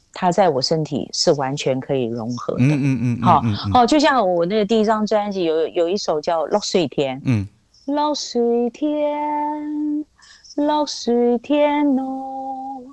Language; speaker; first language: Chinese; non-native, local second language; Hakka Chinese